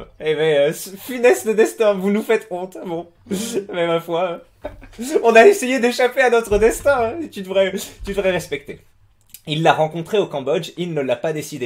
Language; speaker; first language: French; native; French